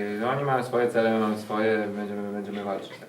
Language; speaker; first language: Polish; native; Polish